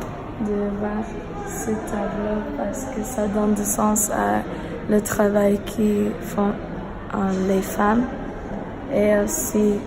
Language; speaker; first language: French; non-native, learner; English